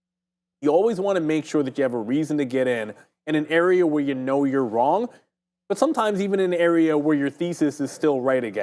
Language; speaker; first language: English; native; English